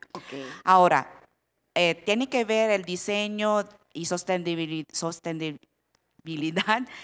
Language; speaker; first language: Spanish; non-native, fluent; Filipino